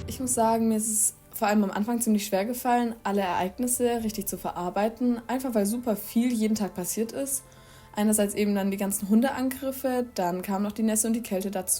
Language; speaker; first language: German; native; German